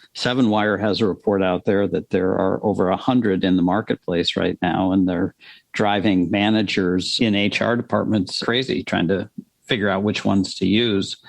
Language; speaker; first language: English; native; English